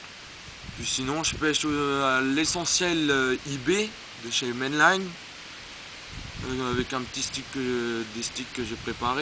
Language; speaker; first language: French; native; French